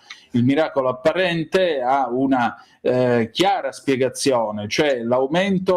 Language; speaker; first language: Italian; native; Italian